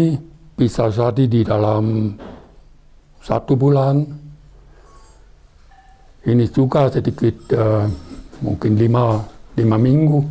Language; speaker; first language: Indonesian; non-native, learner; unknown